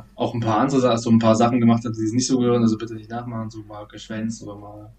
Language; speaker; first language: German; native; German